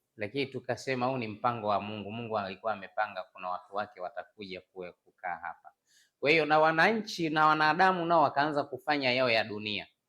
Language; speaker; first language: Swahili; non-native, local second language; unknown